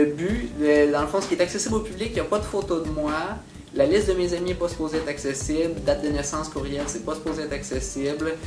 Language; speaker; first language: French; native; French